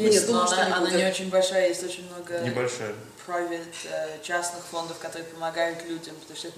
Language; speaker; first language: Russian; early bilingual, heritage; Russian